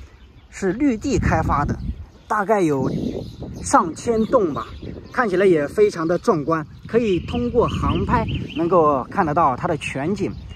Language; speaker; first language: Chinese; native; Chinese